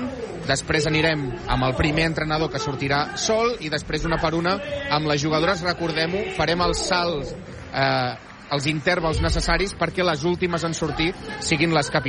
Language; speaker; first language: Catalan; native; Catalan